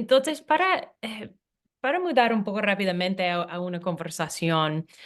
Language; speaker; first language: Spanish; non-native, fluent; English